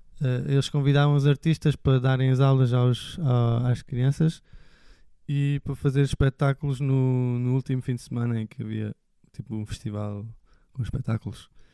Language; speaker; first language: Portuguese; early bilingual, other home language; French